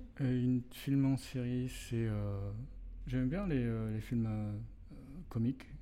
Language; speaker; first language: French; non-native, fluent; Korean